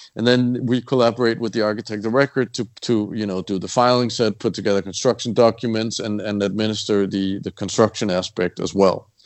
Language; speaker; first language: English; non-native, fluent; Danish